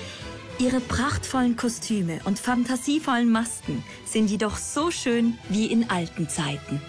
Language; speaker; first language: German; native; German